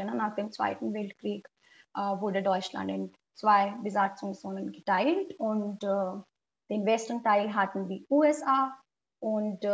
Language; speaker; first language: German; non-native, fluent; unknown